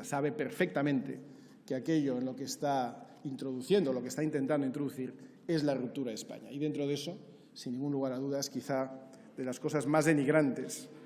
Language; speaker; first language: Spanish; native; Spanish